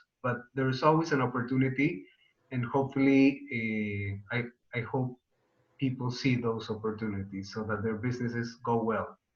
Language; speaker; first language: English; non-native, fluent; Spanish